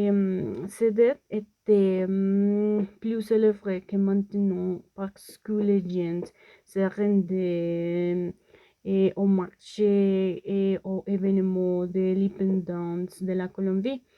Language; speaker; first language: French; non-native, learner; Spanish